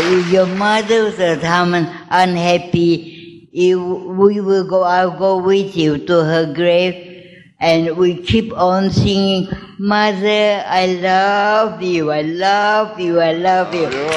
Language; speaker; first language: English; non-native, fluent; Min Nan Chinese